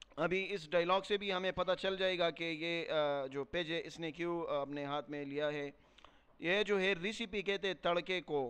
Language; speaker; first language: Urdu; non-native, local second language; Pashto